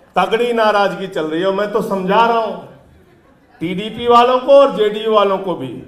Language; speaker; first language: Hindi; native; Hindi